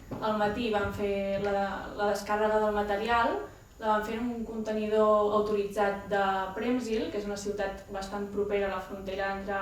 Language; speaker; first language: Catalan; native; Catalan